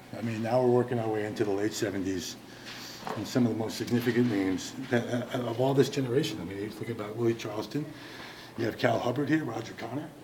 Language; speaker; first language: English; native; English